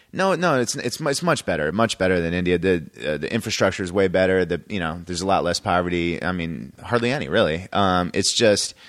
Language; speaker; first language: English; native; English